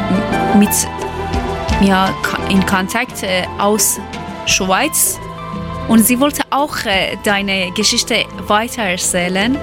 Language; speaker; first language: German; non-native, learner; Persian